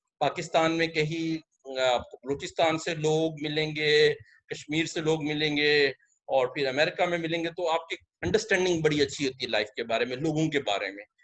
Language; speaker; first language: Urdu; non-native, local second language; Punjabi